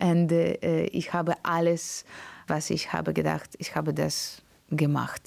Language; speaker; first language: German; non-native, learner; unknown